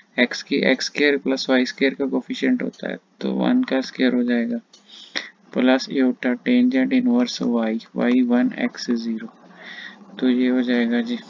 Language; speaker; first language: Hindi; non-native, local second language; Punjabi